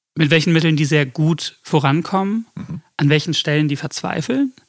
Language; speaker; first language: German; early bilingual, other home language; English